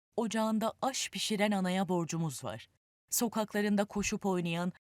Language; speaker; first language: Turkish; native; Turkish